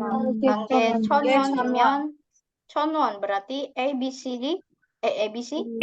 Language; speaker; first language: Korean; non-native, fluent; Indonesian